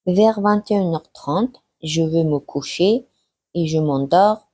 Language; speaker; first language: French; non-native, fluent; Mongolian